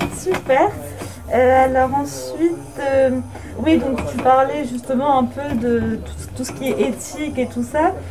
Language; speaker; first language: French; native; French